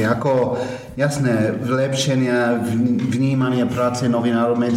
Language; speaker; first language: Slovak; non-native, fluent; English